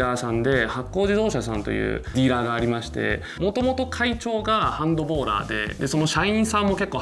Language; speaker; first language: Japanese; native; Japanese